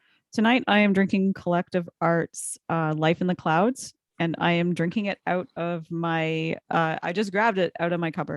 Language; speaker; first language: English; native; English